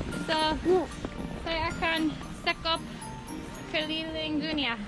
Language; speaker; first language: Indonesian; non-native, learner; English